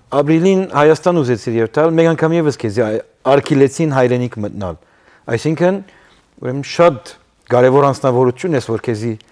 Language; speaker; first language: Armenian; early bilingual, heritage; Armenian